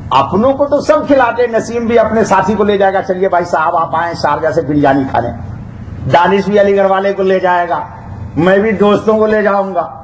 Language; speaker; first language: Urdu; native; Urdu